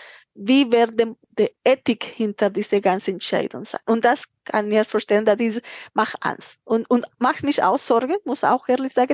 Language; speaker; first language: German; non-native, fluent; Spanish